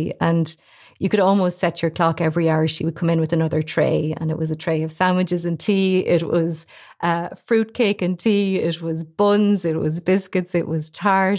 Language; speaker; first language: English; native; English